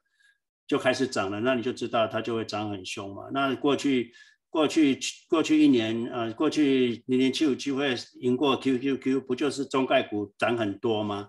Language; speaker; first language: Chinese; native; Chinese